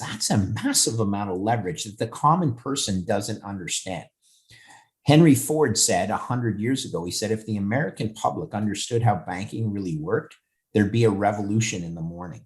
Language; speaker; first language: English; native; English